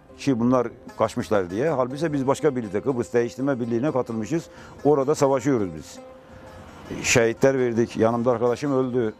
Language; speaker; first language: Turkish; native; Turkish